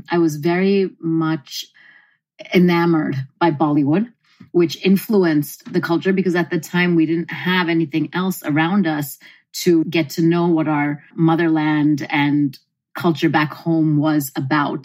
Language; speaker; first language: English; native; English